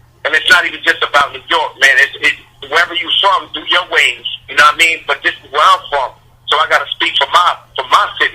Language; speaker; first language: English; native; English